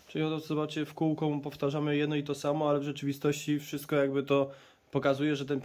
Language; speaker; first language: Polish; native; Polish